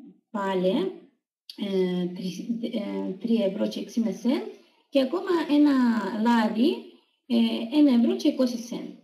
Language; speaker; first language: Greek; non-native, learner; Russian